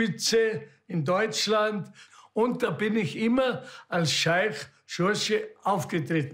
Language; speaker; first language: German; native; German